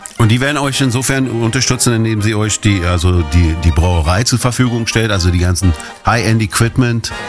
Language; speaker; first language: German; native; German